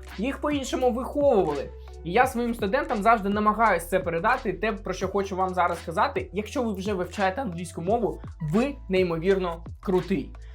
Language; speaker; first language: Ukrainian; native; Ukrainian